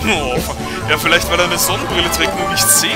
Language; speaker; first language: German; native; German